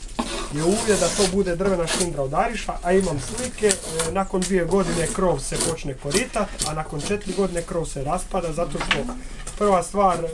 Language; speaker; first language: Croatian; native; Croatian